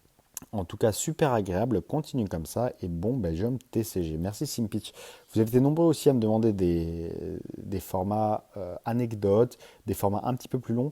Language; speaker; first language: French; native; French